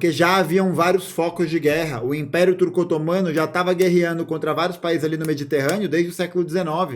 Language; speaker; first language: Portuguese; native; Portuguese